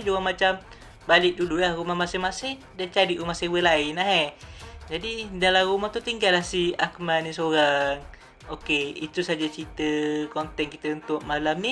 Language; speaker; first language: Malay; native; Malay